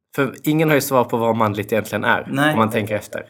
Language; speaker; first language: Swedish; early bilingual, other home language; Albanian